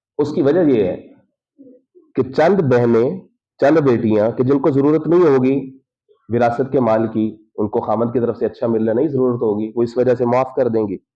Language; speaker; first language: Urdu; non-native, local second language; Punjabi